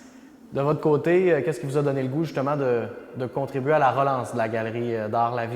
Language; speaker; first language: French; native; French